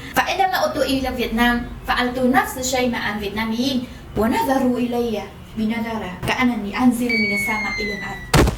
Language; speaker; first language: Arabic; non-native, fluent; Vietnamese